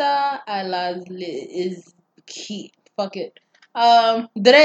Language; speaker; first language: English; non-native, local second language; Swahili